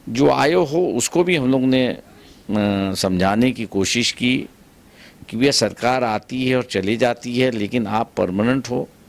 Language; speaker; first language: Hindi; non-native, local second language; Marathi